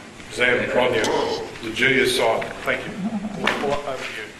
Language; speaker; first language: English; native; English